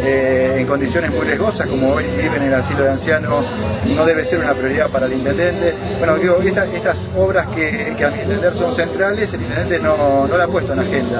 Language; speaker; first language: Spanish; native; Spanish